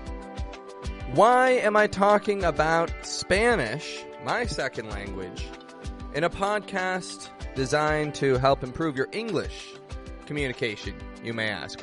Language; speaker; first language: English; native; English